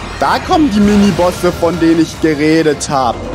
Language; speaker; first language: German; native; German